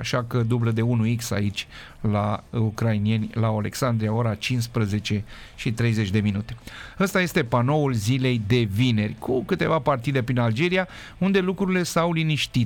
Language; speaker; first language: Romanian; native; Romanian